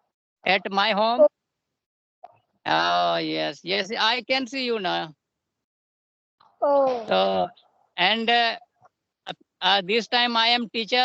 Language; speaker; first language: English; non-native, learner; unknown